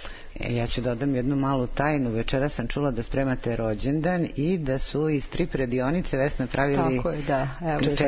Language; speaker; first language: Serbian; native; Serbian